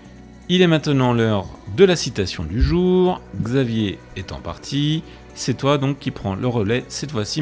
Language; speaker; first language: French; native; French